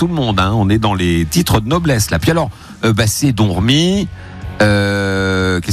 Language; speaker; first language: French; native; French